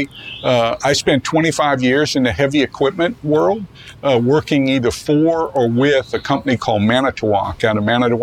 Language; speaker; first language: English; native; English